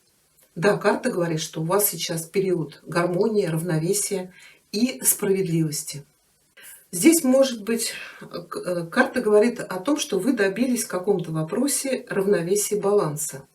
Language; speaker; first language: Russian; native; Russian